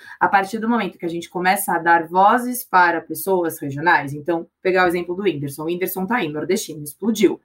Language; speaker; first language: Portuguese; native; Portuguese